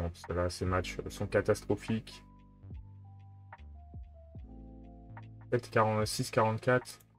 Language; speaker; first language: French; native; French